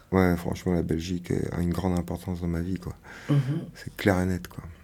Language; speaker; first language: French; native; French